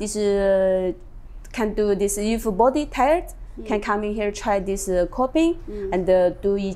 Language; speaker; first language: English; non-native, learner; Chinese